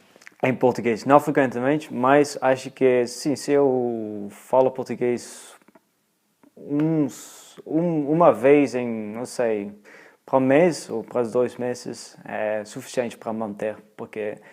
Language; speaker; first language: Portuguese; non-native, fluent; Dutch